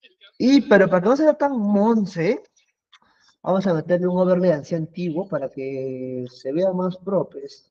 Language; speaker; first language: Spanish; native; Spanish